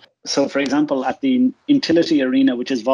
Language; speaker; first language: English; native; English